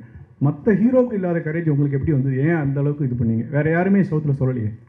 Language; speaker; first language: Tamil; native; Tamil